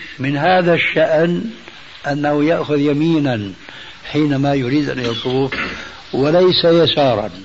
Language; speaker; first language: Arabic; early bilingual, other home language; Albanian